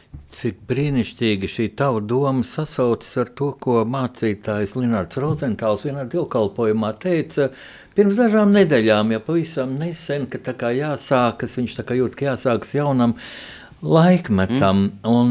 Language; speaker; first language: Latvian; native; Latvian